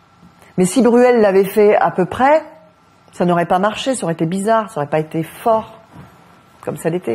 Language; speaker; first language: French; native; French